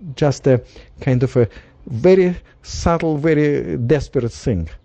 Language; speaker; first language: English; non-native, fluent; Russian